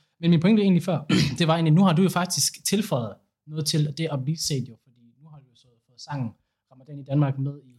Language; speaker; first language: Danish; early bilingual, other home language; Somali